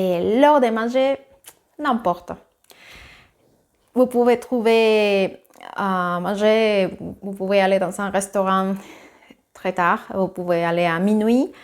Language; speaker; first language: French; non-native, fluent; Spanish